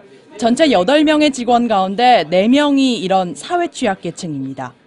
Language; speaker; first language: Korean; native; Korean